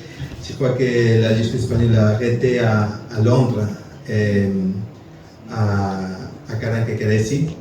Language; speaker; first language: French; non-native, learner; Spanish